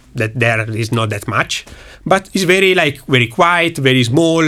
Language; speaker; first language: English; non-native, learner; Italian